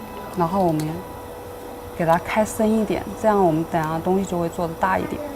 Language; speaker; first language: Chinese; native; Chinese